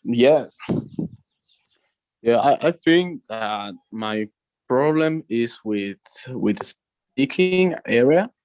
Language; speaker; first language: English; non-native, learner; Spanish